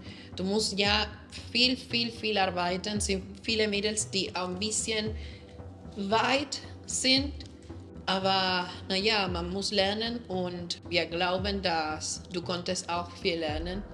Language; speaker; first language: German; non-native, fluent; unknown